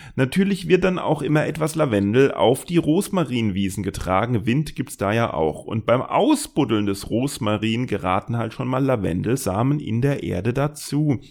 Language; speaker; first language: German; native; German